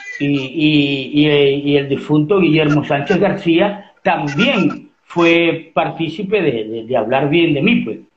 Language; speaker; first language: Spanish; native; Spanish